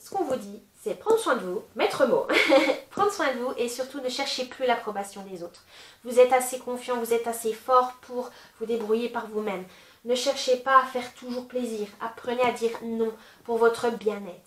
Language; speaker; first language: French; native; French